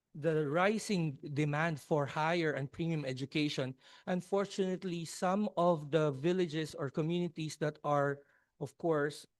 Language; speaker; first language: English; non-native, fluent; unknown